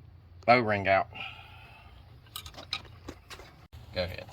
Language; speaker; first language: English; native; English